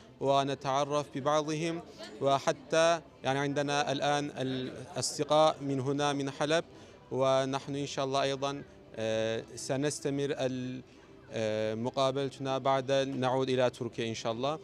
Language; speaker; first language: Arabic; non-native, learner; Turkish